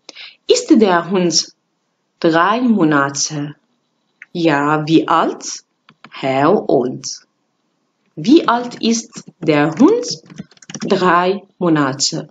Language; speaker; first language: German; non-native, fluent; Arabic